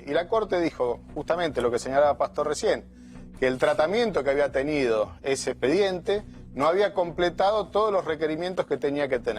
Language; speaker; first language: Spanish; native; Spanish